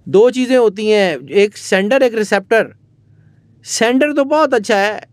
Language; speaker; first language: Urdu; non-native, local second language; Punjabi